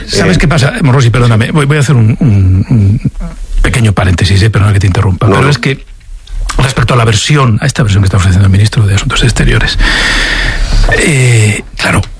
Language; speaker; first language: Spanish; native; Spanish